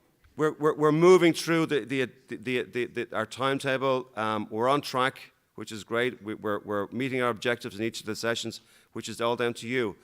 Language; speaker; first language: English; native; English